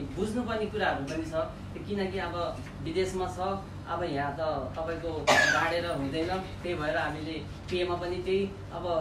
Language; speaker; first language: Nepali; non-native, local second language; Gurung